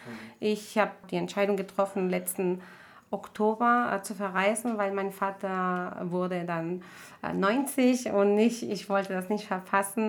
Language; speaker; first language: German; non-native, fluent; Spanish